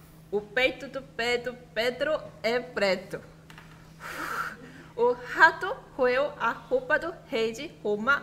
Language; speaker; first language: Portuguese; non-native, learner; Korean